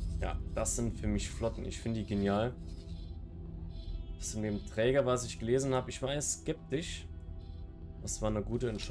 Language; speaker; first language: German; native; German